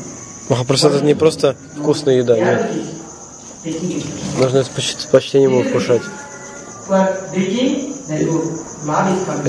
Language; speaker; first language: Russian; non-native, fluent; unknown